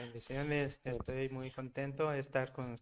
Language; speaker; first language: Spanish; non-native, learner; Korean